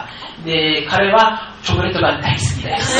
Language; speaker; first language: Japanese; non-native, fluent; English